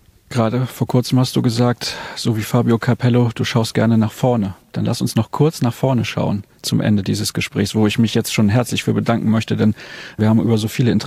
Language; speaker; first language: German; native; German